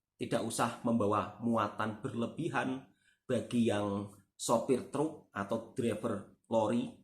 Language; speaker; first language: Indonesian; native; Indonesian